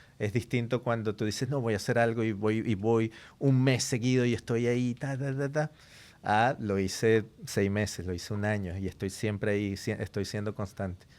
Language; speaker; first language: Spanish; native; Spanish